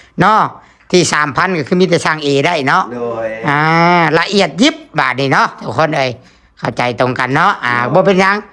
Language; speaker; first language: Thai; non-native, local second language; Lao